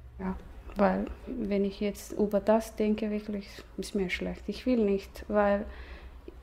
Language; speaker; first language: German; non-native, learner; Somali